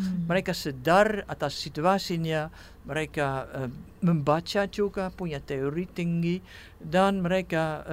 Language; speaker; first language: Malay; non-native, fluent; Dutch